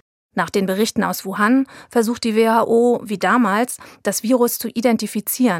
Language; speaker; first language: German; native; German